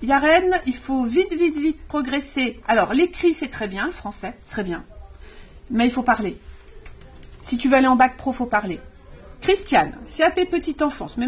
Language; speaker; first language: French; native; French